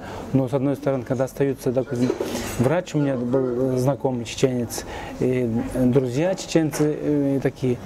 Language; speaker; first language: Russian; non-native, local second language; Kyrgyz